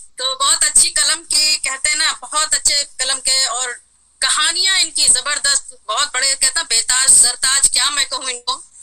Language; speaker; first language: Hindi; native; Hindi